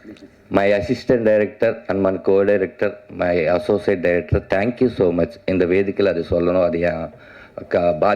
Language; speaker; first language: Tamil; non-native, learner; Telugu